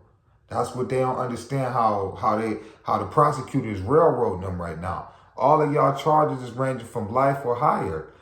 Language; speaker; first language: English; native; English